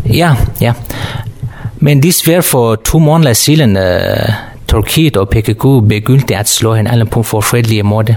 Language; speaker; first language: Danish; non-native, learner; Kurdish